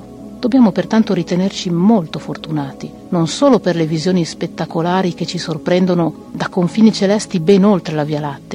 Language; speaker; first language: Italian; native; Italian